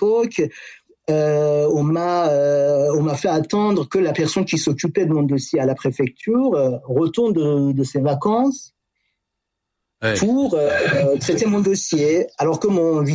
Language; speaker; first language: French; non-native, fluent; Persian